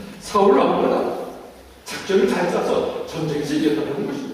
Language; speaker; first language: Korean; native; Korean